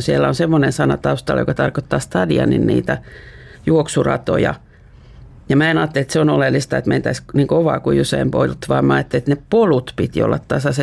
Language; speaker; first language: Finnish; native; Finnish